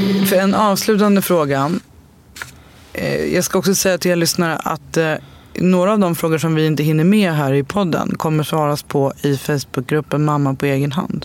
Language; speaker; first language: Swedish; native; Swedish